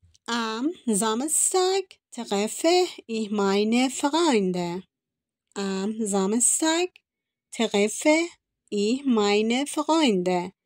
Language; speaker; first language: German; non-native, fluent; Persian